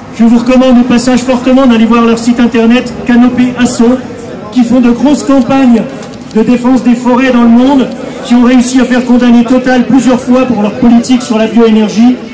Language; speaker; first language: French; native; French